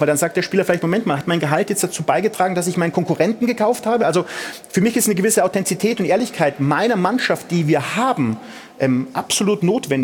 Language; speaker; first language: German; native; German